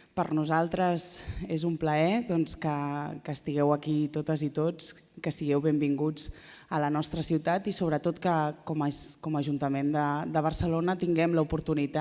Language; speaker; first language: Catalan; native; Catalan